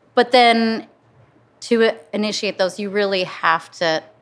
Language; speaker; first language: English; native; English